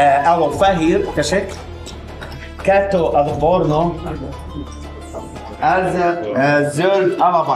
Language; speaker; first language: Hungarian; non-native, learner; Arabic